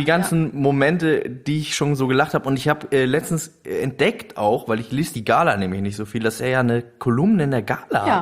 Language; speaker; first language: German; native; German